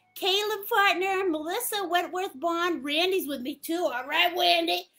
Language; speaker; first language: English; native; English